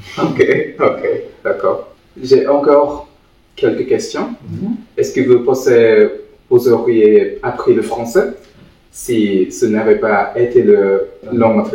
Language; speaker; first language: French; non-native, learner; Tamil